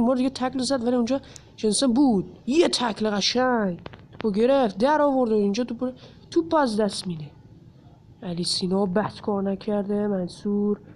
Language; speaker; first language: Persian; native; Persian